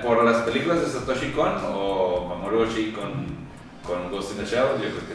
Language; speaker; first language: Spanish; native; Spanish